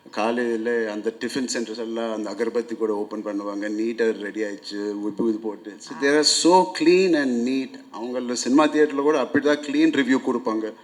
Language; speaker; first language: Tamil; non-native, local second language; Telugu